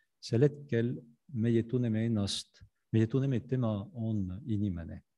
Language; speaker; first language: Estonian; non-native, fluent; French